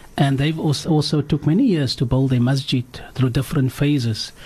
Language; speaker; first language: English; native; English